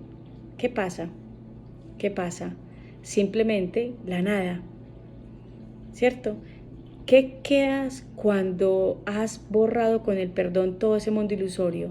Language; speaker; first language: Spanish; native; Spanish